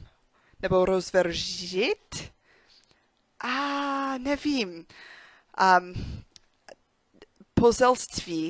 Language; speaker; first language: Czech; non-native, learner; English